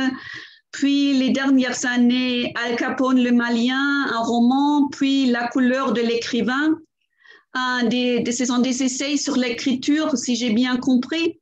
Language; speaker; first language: French; non-native, fluent; German